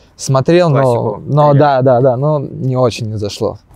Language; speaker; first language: Russian; native; Russian